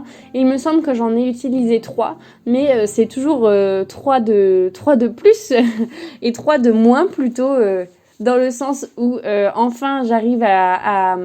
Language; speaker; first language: French; native; French